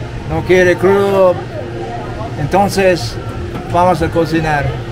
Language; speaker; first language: Spanish; non-native, learner; English